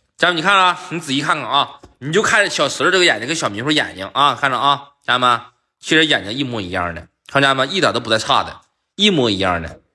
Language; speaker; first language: Chinese; native; Chinese